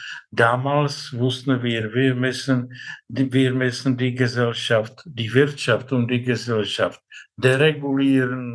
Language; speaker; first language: German; non-native, fluent; Czech